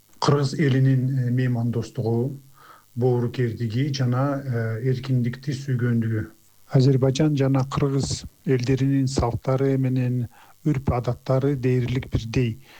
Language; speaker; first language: Kyrgyz; non-native, local second language; Azerbaijani